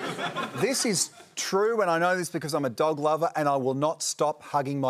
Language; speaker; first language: English; native; English